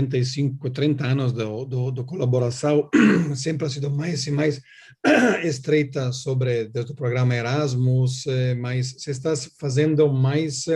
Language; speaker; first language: Portuguese; non-native, learner; Italian